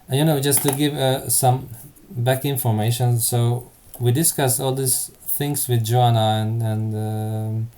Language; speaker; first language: English; non-native, fluent; Hungarian